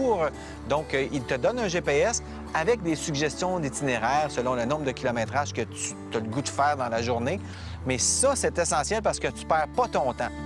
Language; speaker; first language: French; native; French